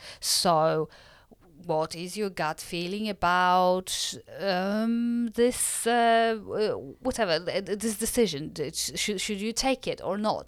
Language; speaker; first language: English; non-native, fluent; Polish